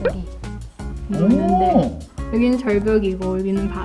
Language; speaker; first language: Korean; non-native, fluent; Chinese